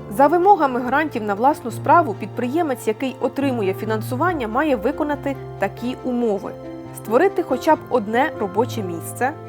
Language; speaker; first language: Ukrainian; native; Ukrainian